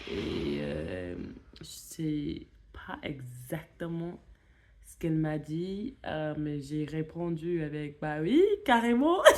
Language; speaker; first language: French; non-native, fluent; English